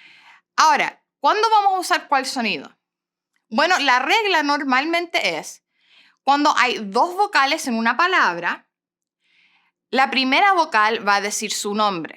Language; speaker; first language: Spanish; non-native, fluent; English